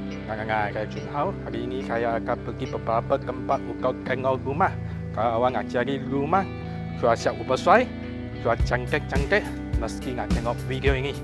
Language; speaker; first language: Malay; non-native, local second language; Chinese